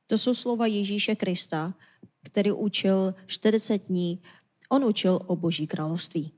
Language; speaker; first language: Czech; non-native, fluent; Korean